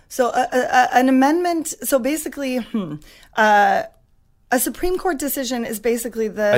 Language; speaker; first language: English; native; English